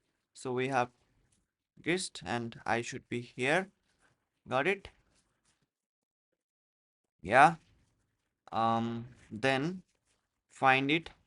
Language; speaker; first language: English; non-native, local second language; Hindi